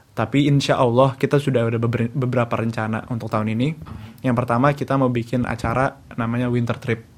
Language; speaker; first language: Indonesian; native; Indonesian